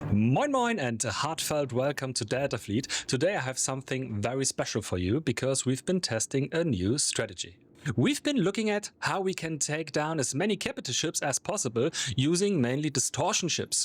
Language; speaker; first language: English; non-native, fluent; German